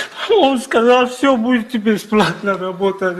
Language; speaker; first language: Russian; non-native, learner; Tajik